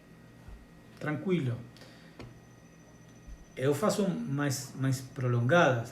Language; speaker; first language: Portuguese; non-native, learner; Spanish